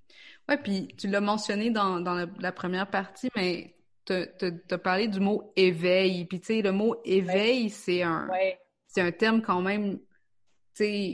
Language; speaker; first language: French; native; French